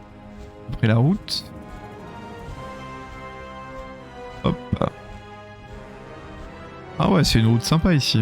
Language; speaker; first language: French; native; French